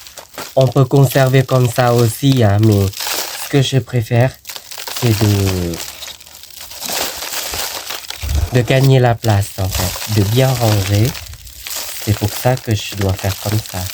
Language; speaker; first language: French; non-native, learner; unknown